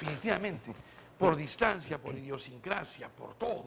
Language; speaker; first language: Spanish; native; Spanish